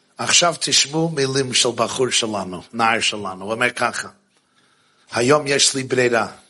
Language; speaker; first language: Hebrew; non-native, fluent; English